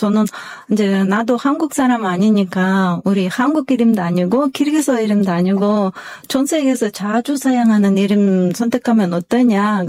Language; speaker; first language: Korean; non-native, fluent; Kyrgyz